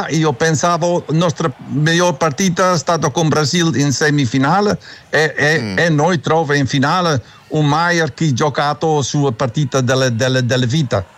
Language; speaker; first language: Italian; non-native, learner; Dutch